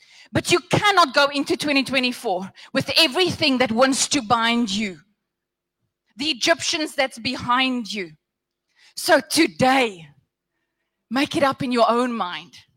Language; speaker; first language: English; non-native, local second language; Afrikaans